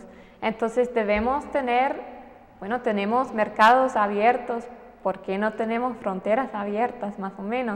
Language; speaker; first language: Spanish; non-native, fluent; English